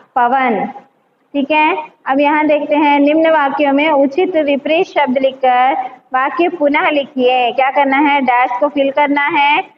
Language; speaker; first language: Hindi; non-native, local second language; Telugu